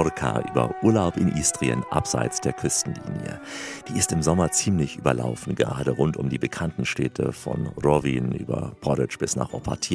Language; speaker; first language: German; native; German